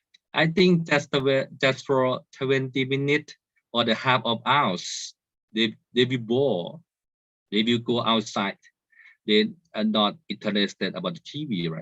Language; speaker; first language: English; non-native, learner; Thai